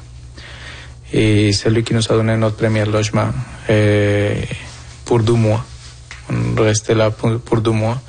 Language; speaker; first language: French; non-native, fluent; Spanish